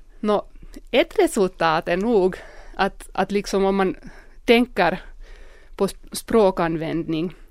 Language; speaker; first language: Swedish; non-native, local second language; Finnish